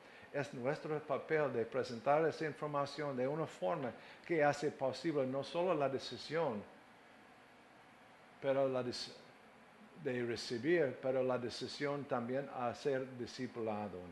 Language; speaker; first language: Spanish; non-native, fluent; English